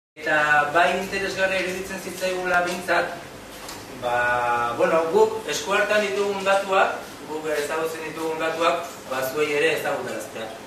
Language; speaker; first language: Basque; native; Basque